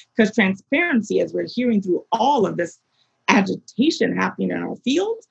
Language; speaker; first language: English; native; English